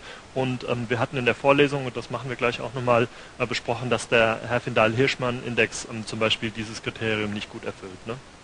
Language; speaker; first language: German; native; German